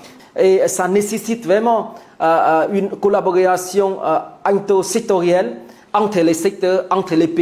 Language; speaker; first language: French; non-native, fluent; Vietnamese